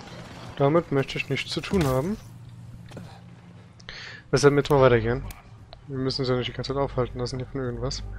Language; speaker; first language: German; native; German